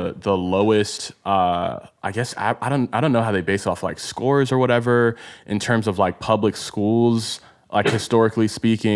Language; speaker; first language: English; early bilingual, other home language; Igbo